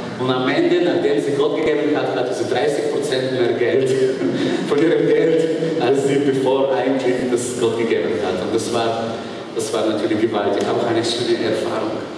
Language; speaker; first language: German; non-native, fluent; Bulgarian